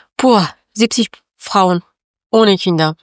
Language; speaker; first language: German; non-native, learner; Persian